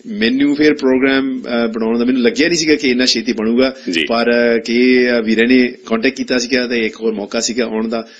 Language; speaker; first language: Punjabi; early bilingual, heritage; English